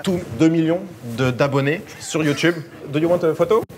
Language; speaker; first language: French; native; French